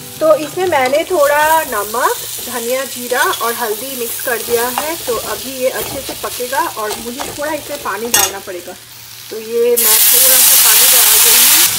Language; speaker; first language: Hindi; non-native, local second language; Bangla